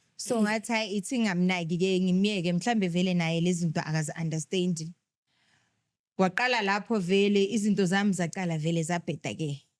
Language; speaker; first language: Zulu; non-native, local second language; Tsonga